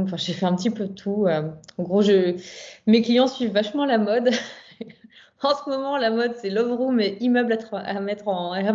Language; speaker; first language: French; native; French